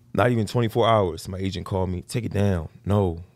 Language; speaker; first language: English; native; English